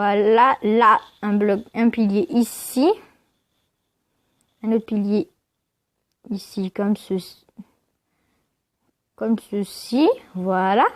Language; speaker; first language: French; native; French